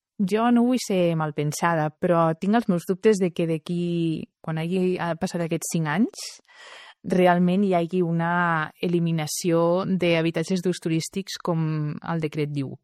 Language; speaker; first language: Catalan; native; Catalan